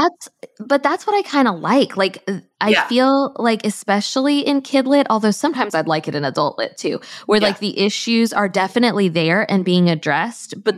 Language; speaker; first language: English; native; English